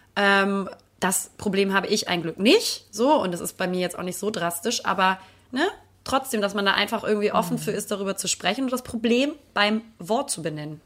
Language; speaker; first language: German; native; German